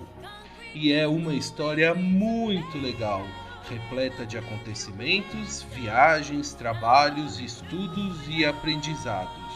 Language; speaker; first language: Portuguese; native; Portuguese